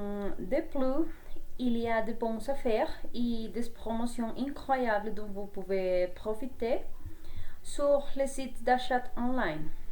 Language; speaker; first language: French; non-native, learner; Spanish